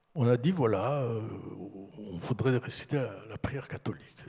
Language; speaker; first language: French; early bilingual, heritage; French